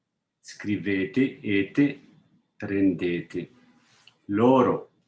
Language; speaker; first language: Italian; non-native, fluent; English